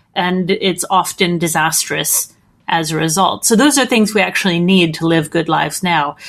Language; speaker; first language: English; native; English